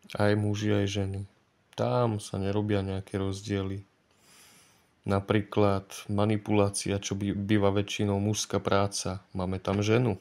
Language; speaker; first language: Slovak; native; Slovak